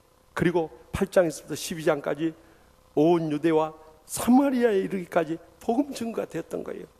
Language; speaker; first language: Korean; native; Korean